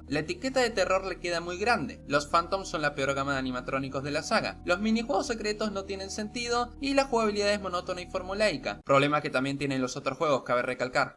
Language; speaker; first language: Spanish; native; Spanish